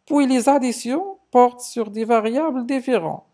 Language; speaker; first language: French; non-native, local second language; Arabic